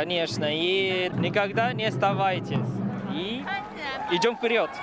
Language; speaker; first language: Russian; non-native, fluent; Chinese